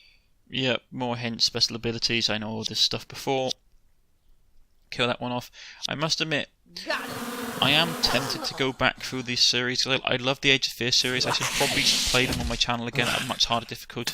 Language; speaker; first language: English; native; English